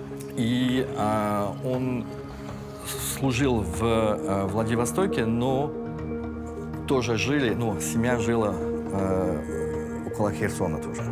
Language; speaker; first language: Russian; early bilingual, heritage; French